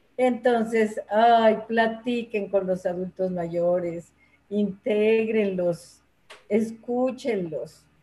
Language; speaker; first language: Spanish; native; Spanish